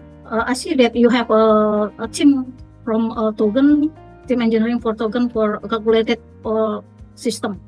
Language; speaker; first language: English; non-native, fluent; Indonesian